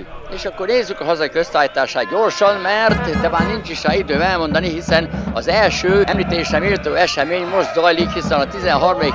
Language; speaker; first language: Hungarian; native; Hungarian